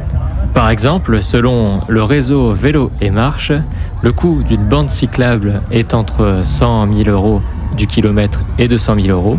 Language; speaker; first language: French; native; French